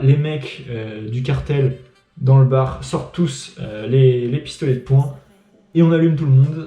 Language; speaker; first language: French; native; French